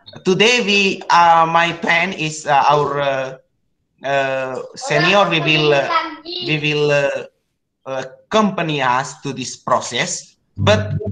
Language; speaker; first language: English; non-native, learner; Indonesian